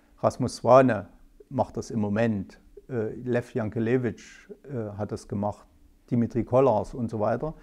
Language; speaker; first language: German; native; German